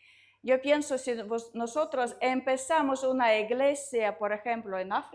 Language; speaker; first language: Spanish; non-native, learner; Russian